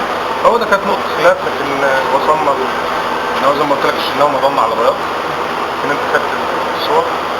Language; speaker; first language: Arabic; native; Arabic